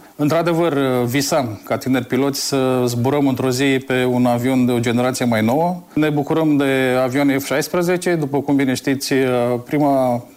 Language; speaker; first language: Romanian; native; Romanian